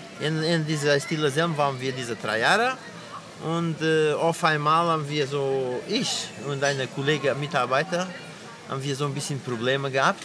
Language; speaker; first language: German; non-native, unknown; Portuguese